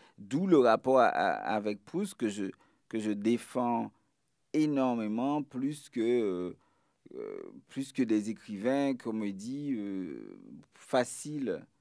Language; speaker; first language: French; non-native, local second language; Haitian Creole